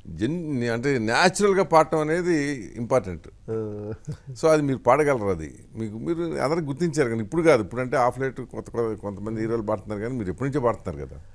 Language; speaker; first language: Telugu; native; Telugu